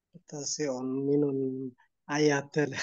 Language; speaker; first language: Finnish; non-native, learner; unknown